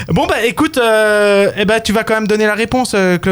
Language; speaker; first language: French; native; French